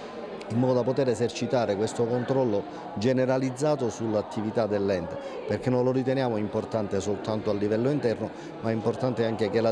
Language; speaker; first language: Italian; native; Italian